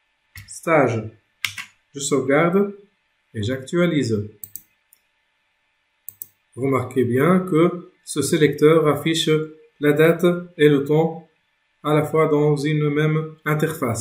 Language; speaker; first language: French; non-native, local second language; Arabic